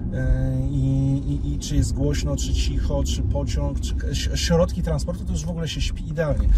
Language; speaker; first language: Polish; native; Polish